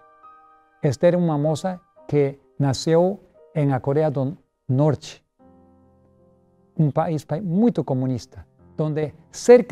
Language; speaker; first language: Spanish; non-native, learner; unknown